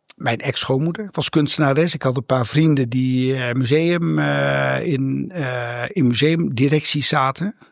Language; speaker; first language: Dutch; native; Dutch